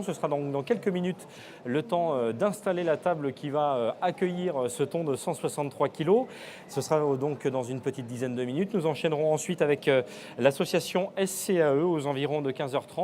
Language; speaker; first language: French; native; French